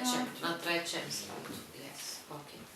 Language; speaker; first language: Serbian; non-native, fluent; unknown